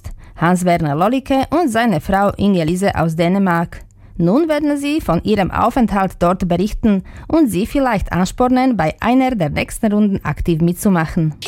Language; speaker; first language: German; native; German